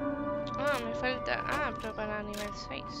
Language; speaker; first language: Spanish; native; Spanish